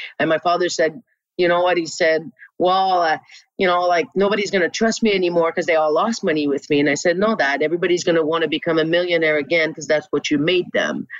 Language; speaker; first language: English; non-native, local second language; French